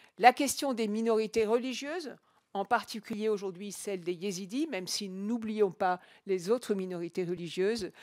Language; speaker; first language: French; native; French